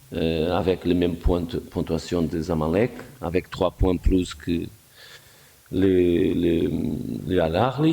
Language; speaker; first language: French; non-native, fluent; Portuguese